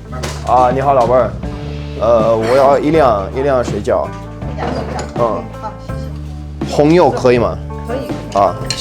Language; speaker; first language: Chinese; non-native, learner; English